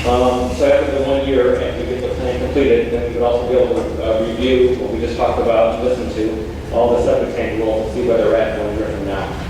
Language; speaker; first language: English; native; English